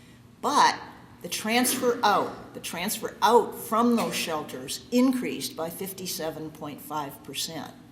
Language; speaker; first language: English; native; English